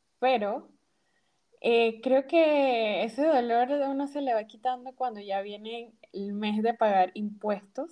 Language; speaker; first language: Spanish; native; Spanish